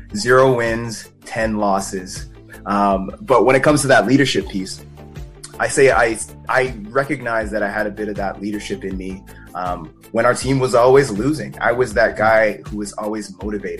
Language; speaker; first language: English; native; English